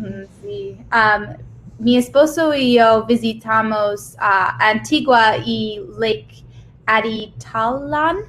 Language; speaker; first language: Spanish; non-native, learner; English